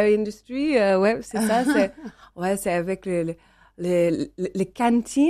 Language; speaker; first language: French; non-native, learner; English